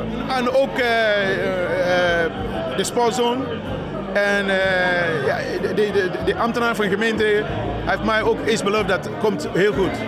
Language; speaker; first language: Dutch; non-native, fluent; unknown